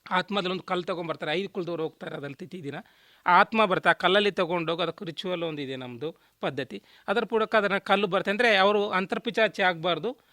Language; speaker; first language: Kannada; native; Kannada